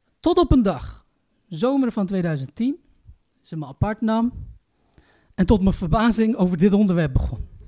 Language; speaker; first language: Dutch; early bilingual, other home language; Turkish